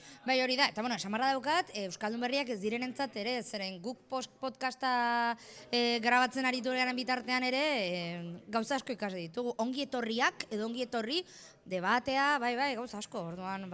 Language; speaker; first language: Basque; non-native, learner; Spanish